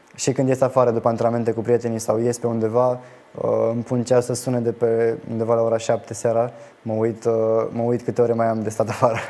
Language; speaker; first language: Romanian; native; Romanian